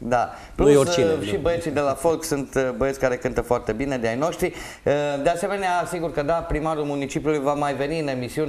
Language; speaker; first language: Romanian; native; Romanian